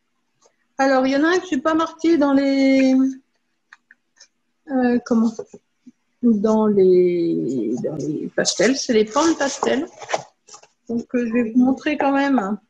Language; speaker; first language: French; native; French